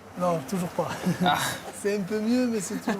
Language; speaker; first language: French; native; French